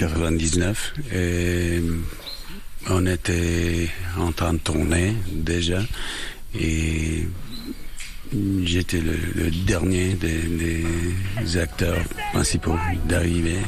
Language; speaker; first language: French; non-native, fluent; English